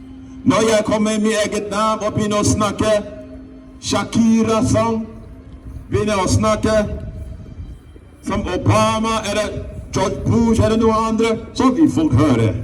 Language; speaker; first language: Norwegian; non-native, fluent; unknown